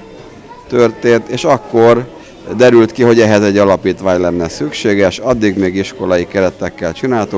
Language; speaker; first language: Hungarian; native; Hungarian